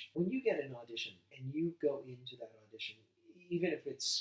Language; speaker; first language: English; native; English